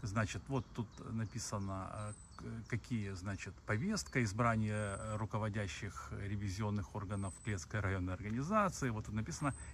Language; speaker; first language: Russian; non-native, local second language; Belarusian